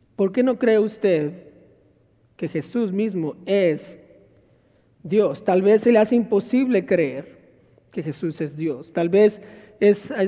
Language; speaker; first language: Spanish; native; Spanish